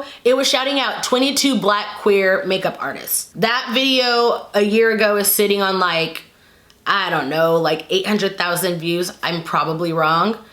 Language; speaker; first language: English; native; English